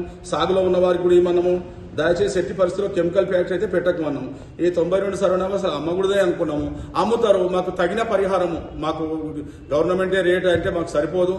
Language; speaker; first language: Telugu; native; Telugu